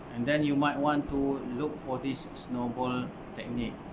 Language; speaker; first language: English; non-native, local second language; Malay